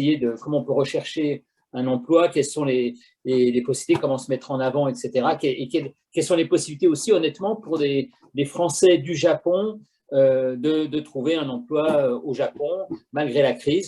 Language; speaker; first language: French; native; French